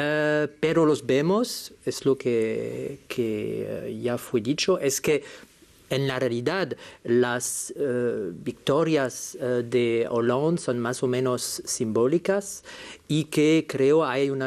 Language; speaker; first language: Spanish; non-native, fluent; French